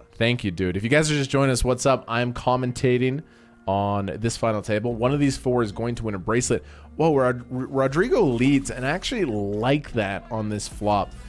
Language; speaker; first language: English; native; English